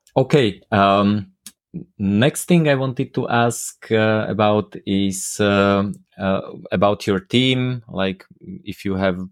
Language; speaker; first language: English; non-native, fluent; Slovak